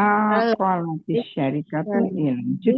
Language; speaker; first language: Arabic; non-native, learner; Indonesian